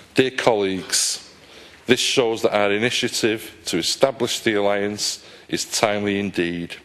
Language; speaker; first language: English; native; English